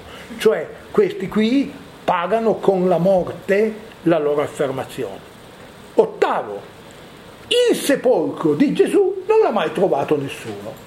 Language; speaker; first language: Italian; native; Italian